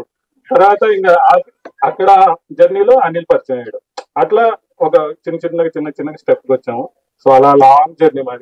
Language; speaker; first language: Telugu; native; Telugu